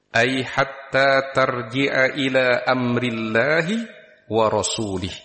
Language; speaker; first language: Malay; non-native, local second language; Javanese